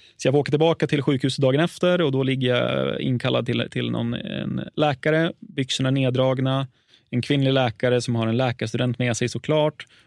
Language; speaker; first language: Swedish; native; Swedish